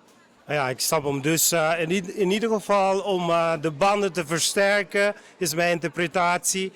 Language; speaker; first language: Dutch; non-native, local second language; Papiamento